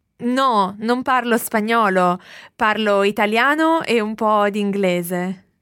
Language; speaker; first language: Italian; native; Italian